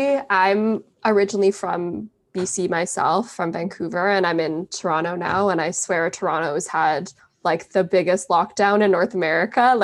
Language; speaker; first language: English; native; English